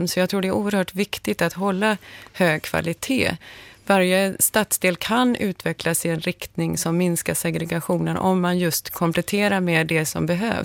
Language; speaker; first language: Swedish; native; Swedish